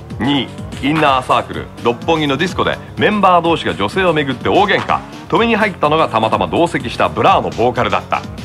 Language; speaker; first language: Japanese; early bilingual, heritage; Japanese